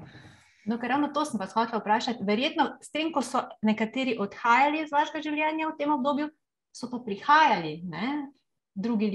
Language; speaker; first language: Slovenian; native; Slovenian